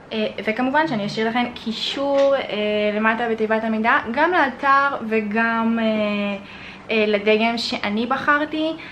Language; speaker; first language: Hebrew; native; Hebrew